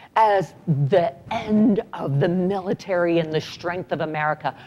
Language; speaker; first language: English; native; English